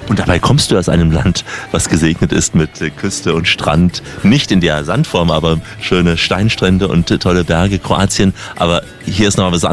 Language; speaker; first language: German; native; German